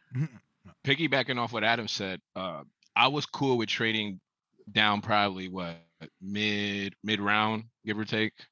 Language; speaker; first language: English; early bilingual, other home language; Spanish